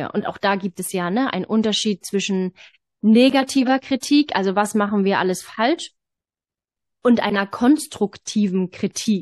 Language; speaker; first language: German; native; German